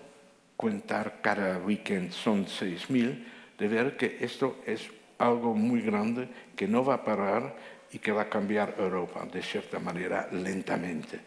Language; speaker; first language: Spanish; non-native, fluent; Dutch